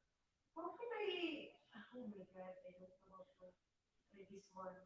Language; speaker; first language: English; non-native, local second language; Filipino